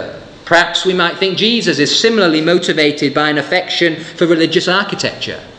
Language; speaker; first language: English; native; English